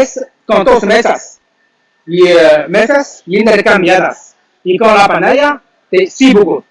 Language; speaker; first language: Spanish; non-native, learner; Chinese